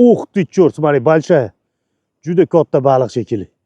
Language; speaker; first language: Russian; non-native, local second language; Uzbek